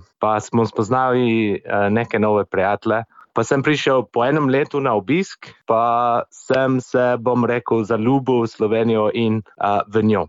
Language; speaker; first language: Slovenian; non-native, fluent; English